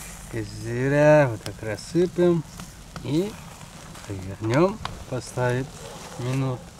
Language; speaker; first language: Russian; non-native, local second language; Uyghur